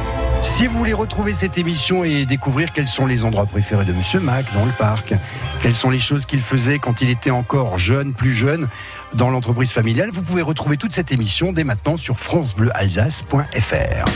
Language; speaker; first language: French; native; French